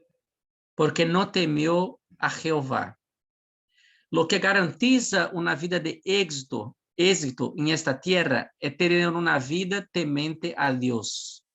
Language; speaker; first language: Spanish; non-native, fluent; Portuguese